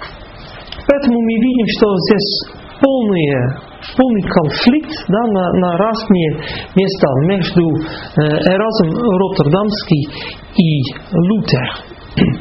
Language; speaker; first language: Russian; non-native, fluent; Dutch